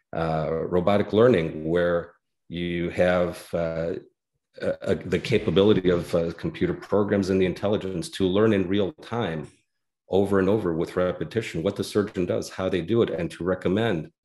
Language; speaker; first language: English; native; English